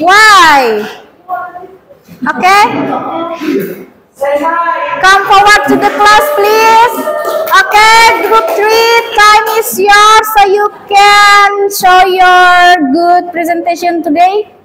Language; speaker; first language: English; non-native, learner; Indonesian